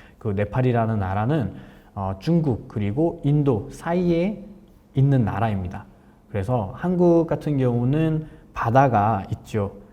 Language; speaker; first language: Korean; non-native, fluent; Nepali